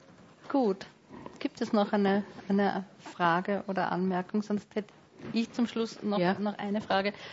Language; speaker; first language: German; native; German